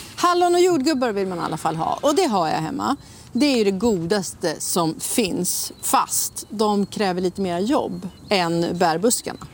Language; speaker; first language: Swedish; native; Swedish